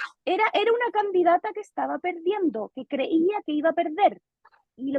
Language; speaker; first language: Spanish; native; Spanish